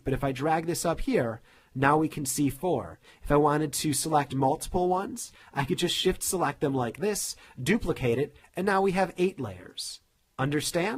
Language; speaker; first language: English; native; English